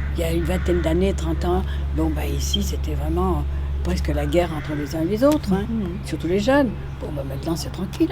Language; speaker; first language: French; native; French